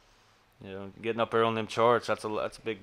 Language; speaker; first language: English; native; English